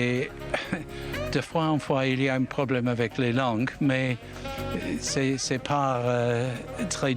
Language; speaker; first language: French; non-native, learner; English